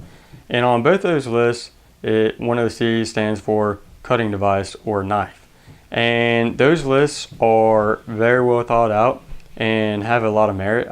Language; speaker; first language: English; native; English